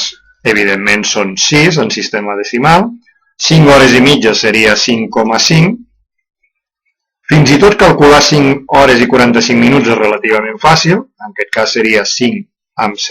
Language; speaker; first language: Catalan; native; Catalan